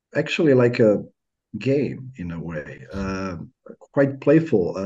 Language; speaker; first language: English; non-native, fluent; Croatian